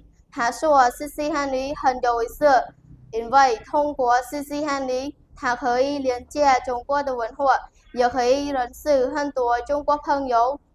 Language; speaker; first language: Chinese; non-native, learner; Khmer